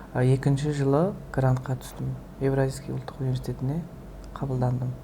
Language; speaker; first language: Kazakh; native; Kazakh